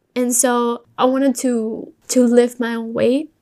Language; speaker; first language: English; early bilingual, other home language; Spanish